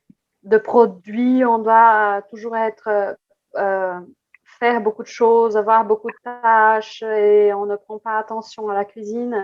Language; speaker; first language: French; non-native, fluent; Portuguese